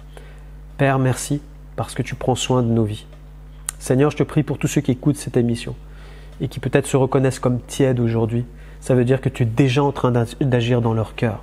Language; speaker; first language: French; native; French